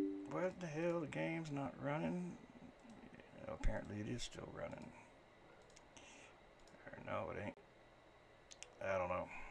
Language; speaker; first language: English; native; English